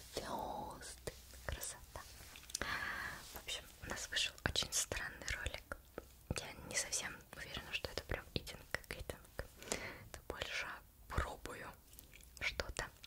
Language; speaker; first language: Russian; native; Russian